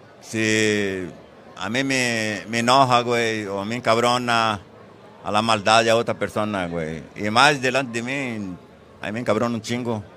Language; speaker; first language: Spanish; non-native, fluent; Portuguese